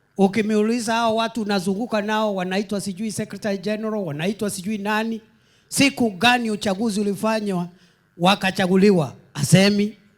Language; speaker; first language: Swahili; non-native, local second language; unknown